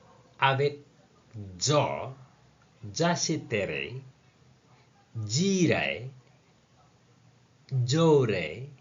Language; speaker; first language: French; non-native, learner; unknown